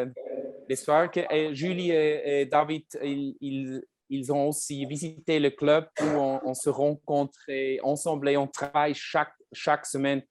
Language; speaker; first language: French; non-native, learner; German